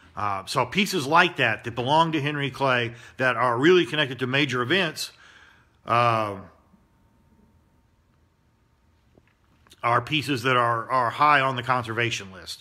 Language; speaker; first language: English; native; English